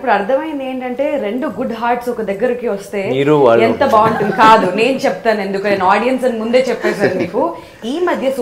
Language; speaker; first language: Telugu; native; Telugu